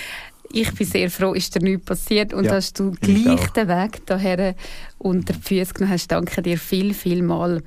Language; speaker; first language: German; native; German